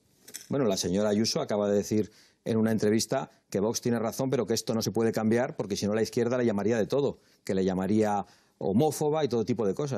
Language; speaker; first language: Spanish; native; Spanish